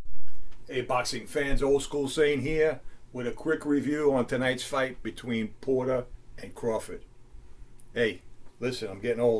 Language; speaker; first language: English; native; English